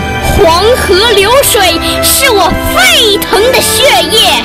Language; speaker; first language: Chinese; native; Chinese